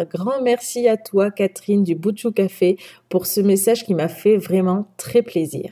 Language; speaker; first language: French; native; French